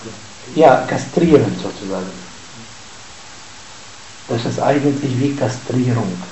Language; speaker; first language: German; non-native, fluent; Arabic